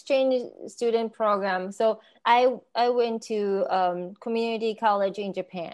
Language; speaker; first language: English; non-native, learner; Japanese